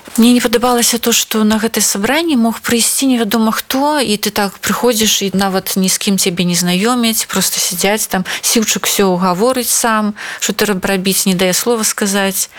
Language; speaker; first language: Belarusian; non-native, local second language; Russian